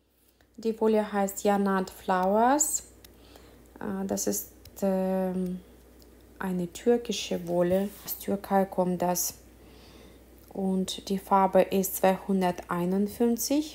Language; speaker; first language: German; non-native, fluent; Russian